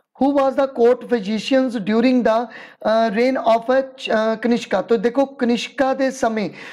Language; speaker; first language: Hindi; non-native, local second language; Punjabi